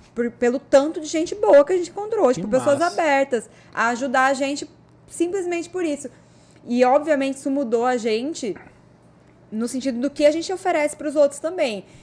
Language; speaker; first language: Portuguese; native; Portuguese